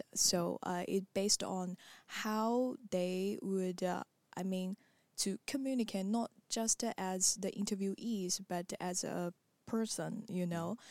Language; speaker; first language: English; non-native, fluent; Chinese